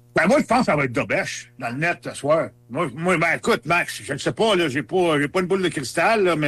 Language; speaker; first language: French; native; French